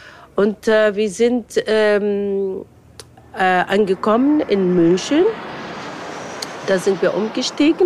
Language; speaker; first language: German; non-native, fluent; Arabic